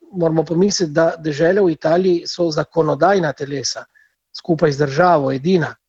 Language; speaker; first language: Slovenian; native; Slovenian